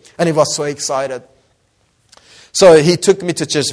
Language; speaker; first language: English; non-native, fluent; Persian